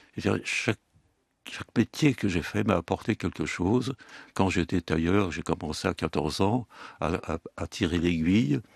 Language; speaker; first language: French; early bilingual, other home language; Yiddish